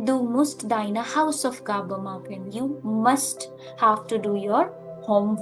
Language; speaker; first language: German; non-native, learner; Hindi